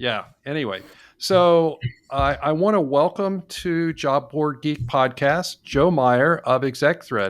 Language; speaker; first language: English; native; English